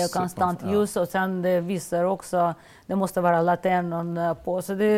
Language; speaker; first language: Swedish; non-native, fluent; Russian